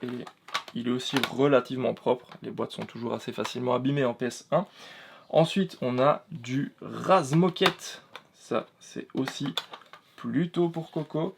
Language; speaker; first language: French; native; French